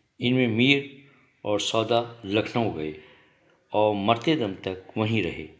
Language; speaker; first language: Urdu; native; Urdu